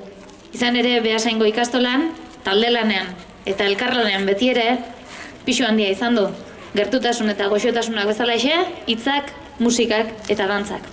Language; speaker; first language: Basque; native; Basque